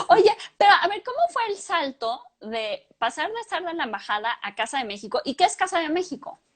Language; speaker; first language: Spanish; native; Spanish